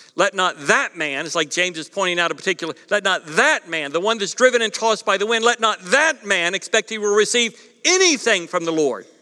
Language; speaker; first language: English; native; English